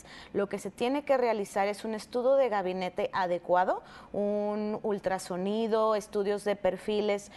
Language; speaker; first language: Spanish; native; Spanish